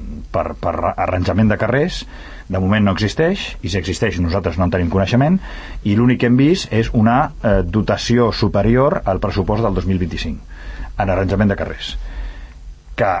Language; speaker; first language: Catalan; native; Catalan